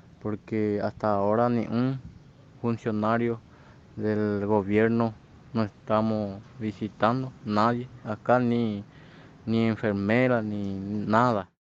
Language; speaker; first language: Spanish; non-native, local second language; Guarani